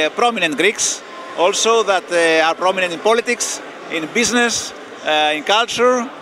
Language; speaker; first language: English; non-native, fluent; Greek